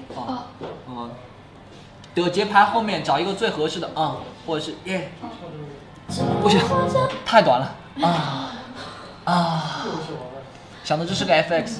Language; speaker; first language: Chinese; native; Chinese